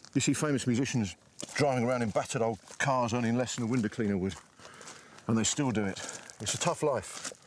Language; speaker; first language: English; native; English